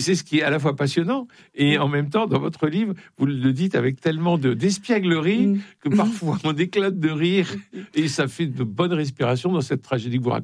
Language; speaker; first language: French; native; French